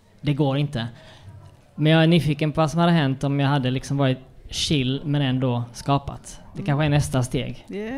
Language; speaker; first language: Swedish; native; Swedish